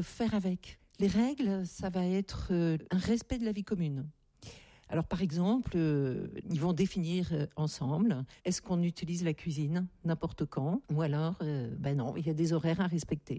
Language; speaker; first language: French; native; French